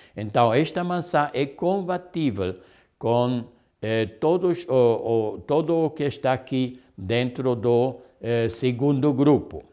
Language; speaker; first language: Portuguese; non-native, fluent; German